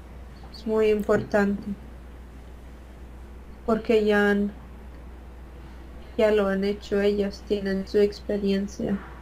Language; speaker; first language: Spanish; non-native, fluent; Latvian